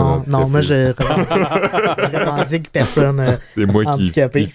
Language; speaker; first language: French; native; French